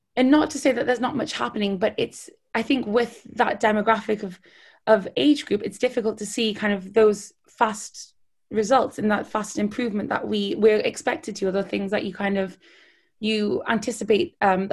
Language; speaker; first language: English; native; English